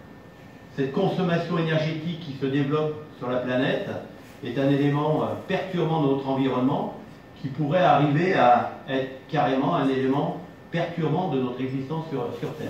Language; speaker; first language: French; native; French